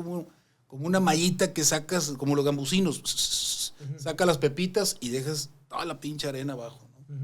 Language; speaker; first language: Spanish; native; Spanish